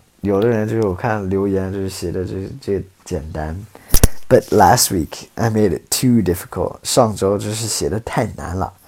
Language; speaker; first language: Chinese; non-native, fluent; English